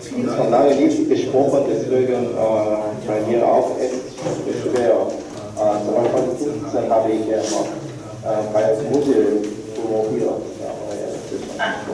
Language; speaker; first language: German; non-native, learner; Korean